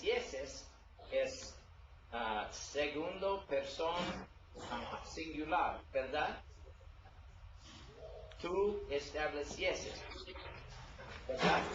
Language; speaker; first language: Spanish; non-native, learner; English